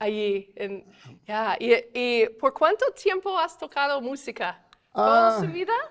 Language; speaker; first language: Spanish; non-native, fluent; English